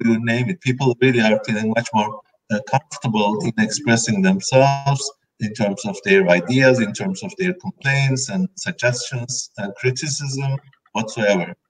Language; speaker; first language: English; non-native, fluent; Turkish